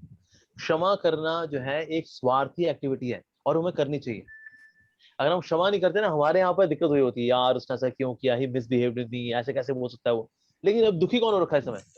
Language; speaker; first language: Hindi; native; Hindi